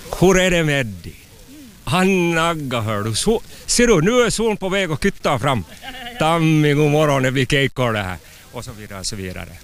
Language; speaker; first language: Swedish; native; Swedish